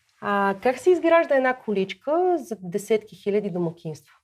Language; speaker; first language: Bulgarian; native; Bulgarian